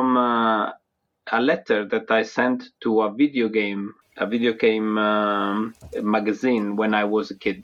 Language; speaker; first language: English; non-native, fluent; Italian